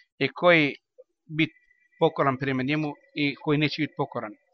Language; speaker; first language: Bosnian; non-native, learner; Arabic